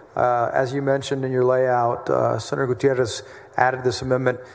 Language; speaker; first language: English; native; English